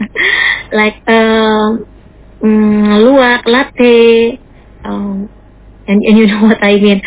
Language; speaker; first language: English; non-native, learner; Indonesian